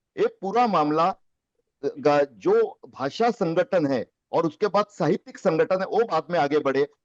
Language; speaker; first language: Hindi; non-native, local second language; Marathi